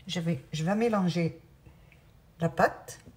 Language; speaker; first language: French; non-native, local second language; Arabic